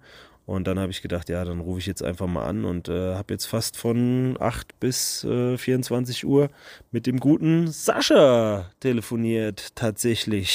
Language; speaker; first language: German; native; German